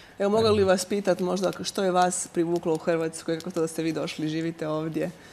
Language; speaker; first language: Croatian; native; Croatian